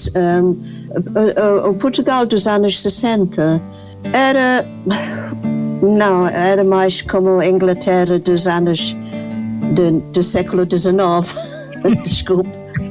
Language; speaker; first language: Portuguese; non-native, fluent; English